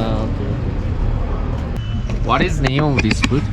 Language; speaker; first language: English; non-native, learner; Korean